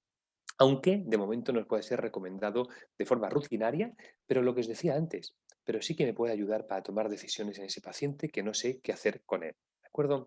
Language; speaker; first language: Spanish; native; Spanish